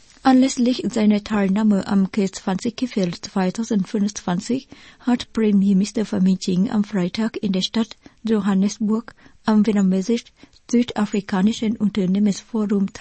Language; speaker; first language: German; non-native, fluent; Vietnamese